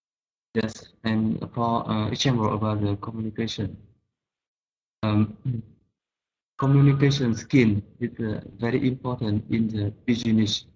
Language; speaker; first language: English; non-native, learner; Vietnamese